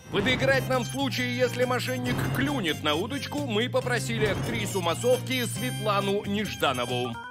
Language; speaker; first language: Russian; native; Russian